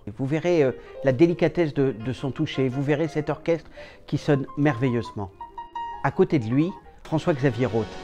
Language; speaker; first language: French; native; French